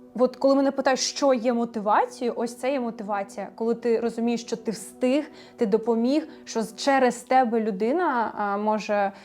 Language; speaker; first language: Ukrainian; native; Ukrainian